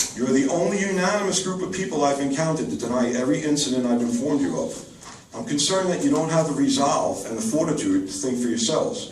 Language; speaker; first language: English; native; English